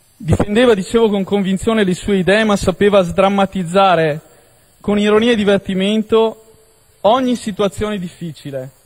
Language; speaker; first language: Italian; native; Italian